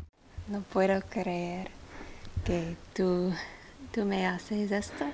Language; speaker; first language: Spanish; non-native, learner; English